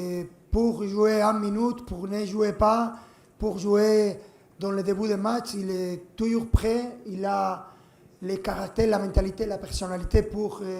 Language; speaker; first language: French; non-native, fluent; Spanish